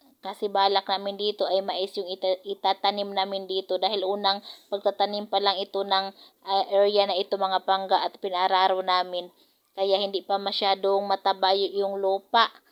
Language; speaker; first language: Filipino; non-native, local second language; Cebuano